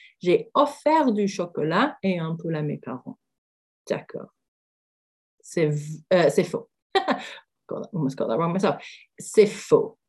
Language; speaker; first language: French; non-native, fluent; English